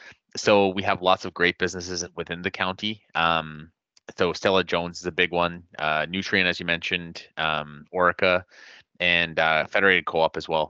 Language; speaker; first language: English; native; English